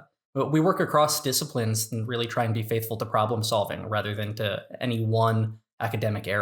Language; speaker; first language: English; native; English